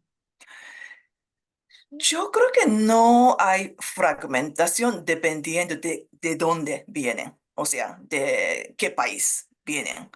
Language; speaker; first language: Spanish; non-native, fluent; Japanese